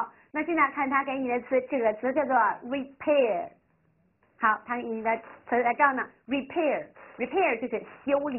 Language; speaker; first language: Chinese; native; Chinese